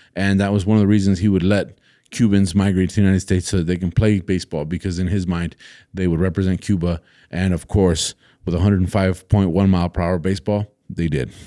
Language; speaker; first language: English; native; English